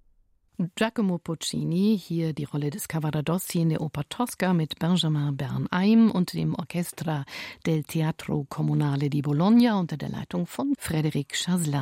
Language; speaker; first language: German; native; German